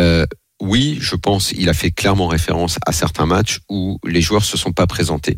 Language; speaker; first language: French; native; French